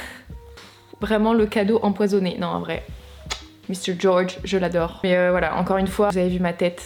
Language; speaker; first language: French; native; French